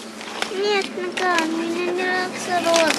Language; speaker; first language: Russian; early bilingual, heritage; Arabic